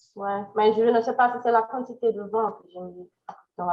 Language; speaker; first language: French; non-native, fluent; Portuguese